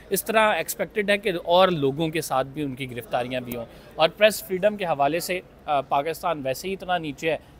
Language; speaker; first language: Urdu; native; Urdu